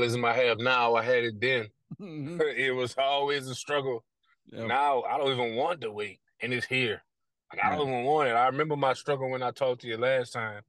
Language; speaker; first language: English; native; English